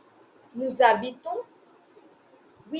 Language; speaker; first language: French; non-native, fluent; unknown